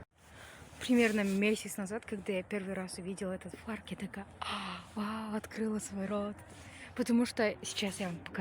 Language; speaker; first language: Russian; non-native, local second language; Kyrgyz